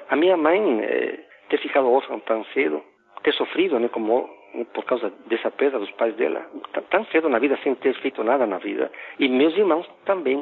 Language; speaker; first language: Portuguese; non-native, fluent; Spanish